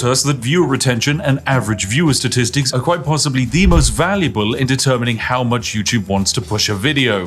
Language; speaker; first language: English; native; English